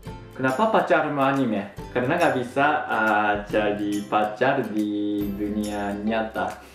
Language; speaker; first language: Indonesian; non-native, fluent; Japanese